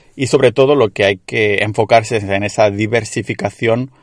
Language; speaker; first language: Spanish; native; Spanish